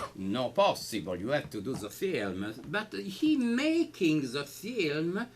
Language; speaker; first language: English; non-native, learner; Italian